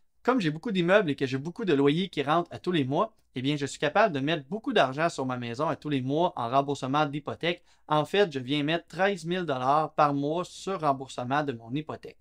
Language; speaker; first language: French; native; French